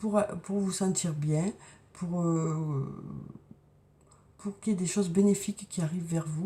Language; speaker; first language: French; native; French